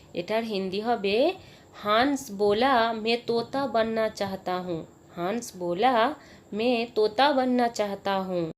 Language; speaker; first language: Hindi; non-native, local second language; Bangla